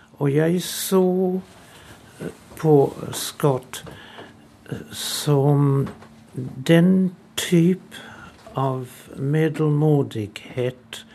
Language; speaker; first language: Norwegian; non-native, fluent; English